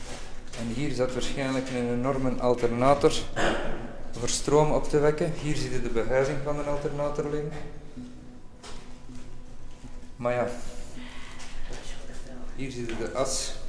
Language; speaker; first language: Dutch; native; Dutch